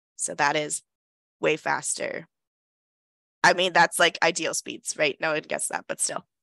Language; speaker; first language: English; native; English